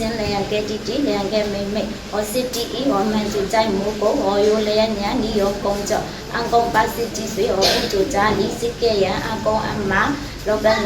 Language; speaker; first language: Chinese; non-native, learner; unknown